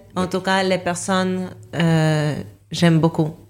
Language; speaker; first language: French; non-native, fluent; Spanish